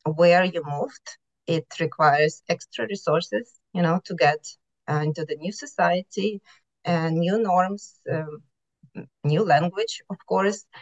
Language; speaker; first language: English; non-native, fluent; Ukrainian